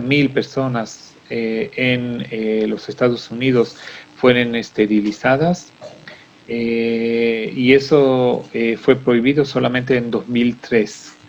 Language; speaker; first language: Spanish; non-native, fluent; Hebrew